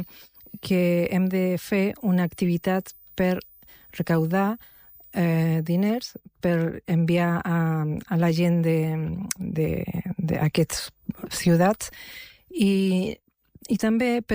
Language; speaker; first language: Catalan; non-native, local second language; Spanish